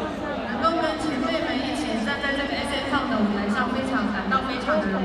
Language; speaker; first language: Chinese; native; Chinese